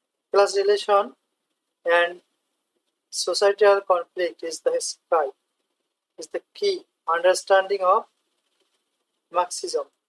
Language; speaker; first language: English; non-native, local second language; Bangla